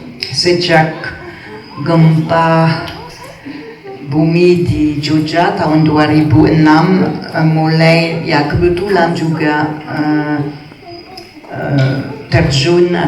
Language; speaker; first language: Indonesian; non-native, fluent; French